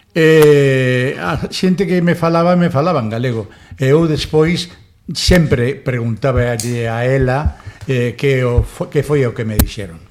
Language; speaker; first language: Galician; non-native, local second language; Spanish